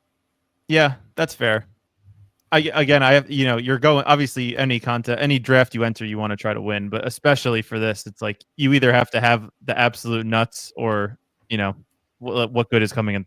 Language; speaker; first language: English; native; English